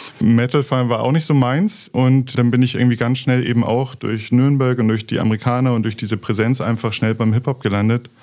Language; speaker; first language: German; native; German